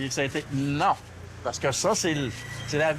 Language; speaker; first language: French; native; French